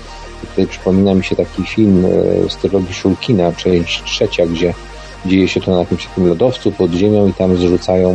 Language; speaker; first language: Polish; native; Polish